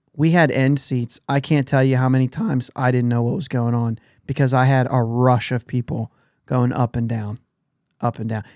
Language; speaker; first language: English; native; English